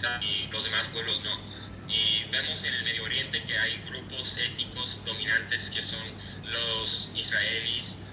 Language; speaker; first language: Spanish; non-native, fluent; English